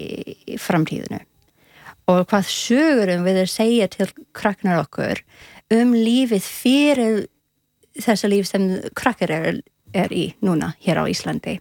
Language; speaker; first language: Icelandic; non-native, learner; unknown